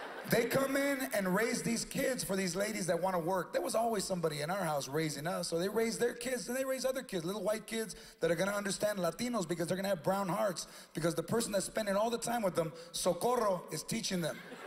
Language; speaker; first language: English; early bilingual, other home language; Spanish